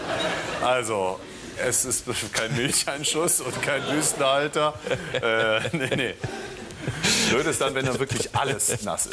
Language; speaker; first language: German; native; German